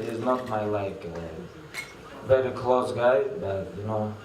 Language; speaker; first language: English; non-native, learner; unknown